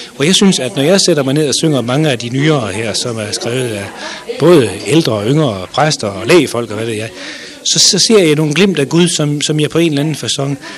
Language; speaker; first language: Danish; native; Danish